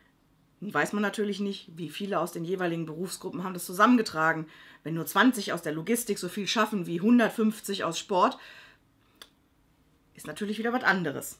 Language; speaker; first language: German; native; German